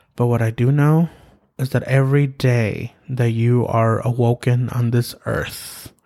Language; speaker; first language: English; early bilingual, other home language; Spanish